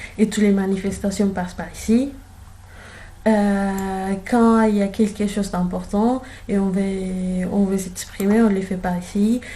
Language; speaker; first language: French; non-native, fluent; Spanish